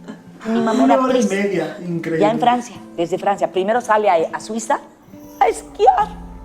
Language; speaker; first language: Spanish; early bilingual, other home language; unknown